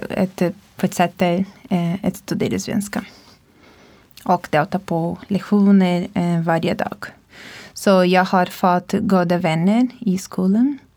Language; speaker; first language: Swedish; non-native, learner; Portuguese